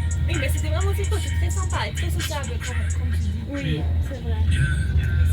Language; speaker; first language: French; non-native, fluent; German